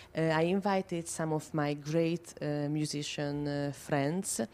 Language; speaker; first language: English; non-native, fluent; Hungarian